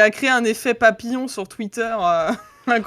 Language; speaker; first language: French; native; French